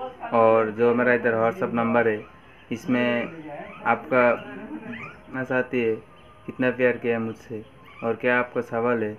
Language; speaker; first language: Hindi; non-native, local second language; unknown